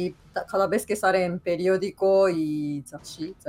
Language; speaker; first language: Spanish; non-native, fluent; Japanese